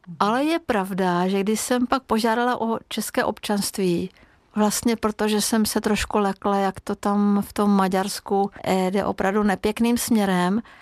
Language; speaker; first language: Czech; non-native, fluent; Hungarian